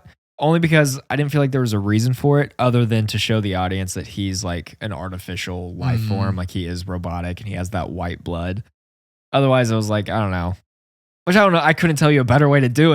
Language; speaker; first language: English; native; English